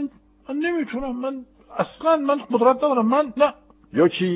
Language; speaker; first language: Persian; non-native, fluent; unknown